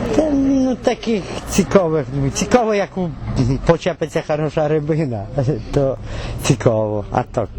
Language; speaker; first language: Ukrainian; native; Ukrainian